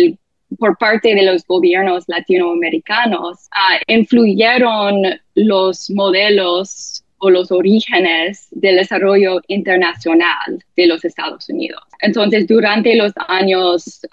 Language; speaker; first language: Spanish; non-native, fluent; English